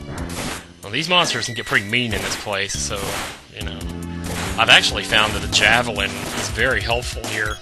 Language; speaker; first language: English; native; English